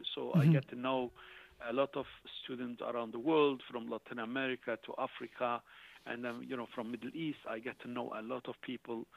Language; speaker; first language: English; non-native, fluent; Turkish